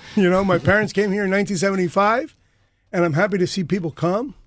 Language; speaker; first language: English; native; English